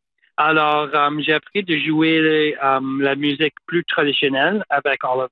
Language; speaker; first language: French; non-native, local second language; English